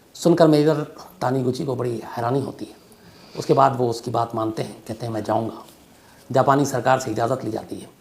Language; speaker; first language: Hindi; native; Hindi